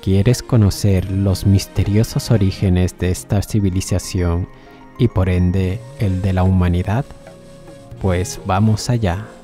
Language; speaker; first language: Spanish; native; Spanish